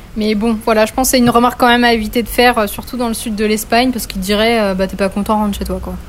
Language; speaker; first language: French; native; French